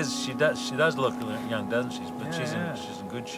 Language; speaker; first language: English; native; English